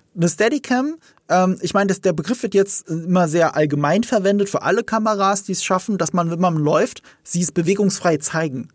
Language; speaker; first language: German; native; German